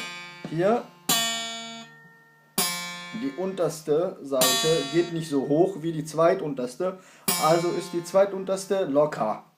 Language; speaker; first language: German; non-native, fluent; Kurdish